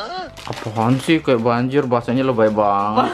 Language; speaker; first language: Indonesian; native; Indonesian